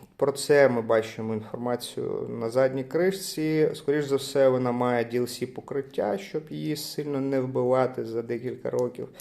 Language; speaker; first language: Ukrainian; non-native, local second language; Russian